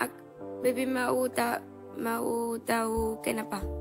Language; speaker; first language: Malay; non-native, learner; Vietnamese